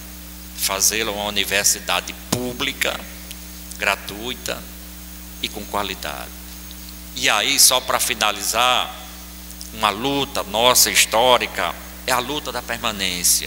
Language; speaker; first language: Portuguese; native; Portuguese